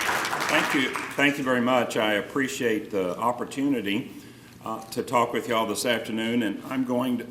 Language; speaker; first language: English; native; English